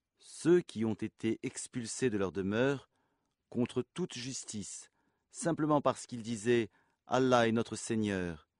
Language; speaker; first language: French; native; French